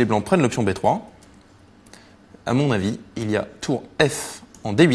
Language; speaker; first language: French; native; French